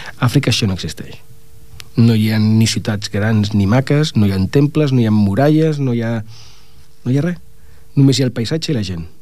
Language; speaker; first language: Catalan; non-native, local second language; Spanish